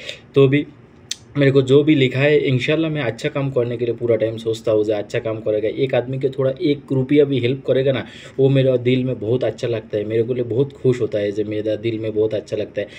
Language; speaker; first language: Hindi; non-native, learner; Bangla